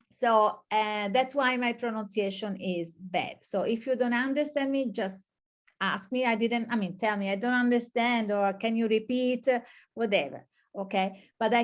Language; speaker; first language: English; non-native, fluent; Italian